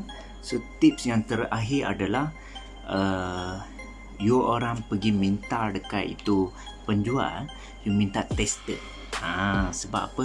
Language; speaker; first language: Malay; native; Malay